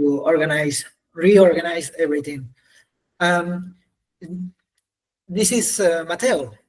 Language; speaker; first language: English; non-native, learner; Spanish